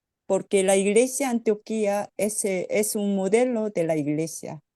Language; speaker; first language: Spanish; non-native, fluent; Korean